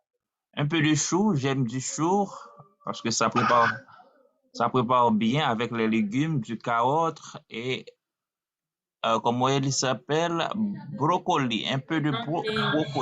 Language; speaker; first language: French; non-native, learner; Haitian Creole